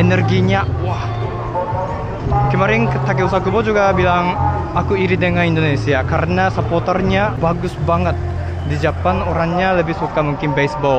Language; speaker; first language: Indonesian; non-native, fluent; Japanese